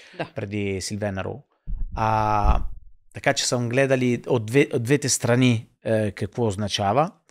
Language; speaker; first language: Bulgarian; non-native, fluent; Italian